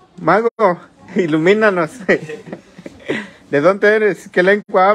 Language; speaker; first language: Spanish; native; Spanish